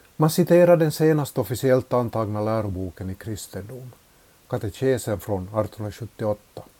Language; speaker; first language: Swedish; native; Swedish